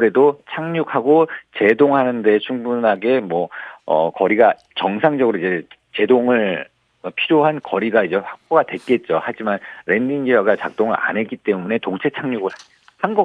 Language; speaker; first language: Korean; native; Korean